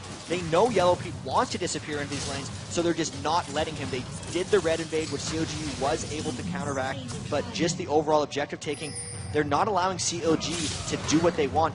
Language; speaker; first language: English; native; English